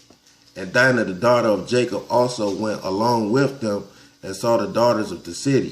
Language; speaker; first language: English; native; English